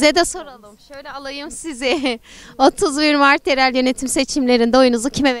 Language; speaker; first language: Turkish; native; Turkish